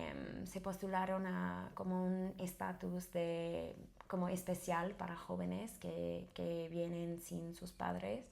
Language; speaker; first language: Spanish; non-native, fluent; English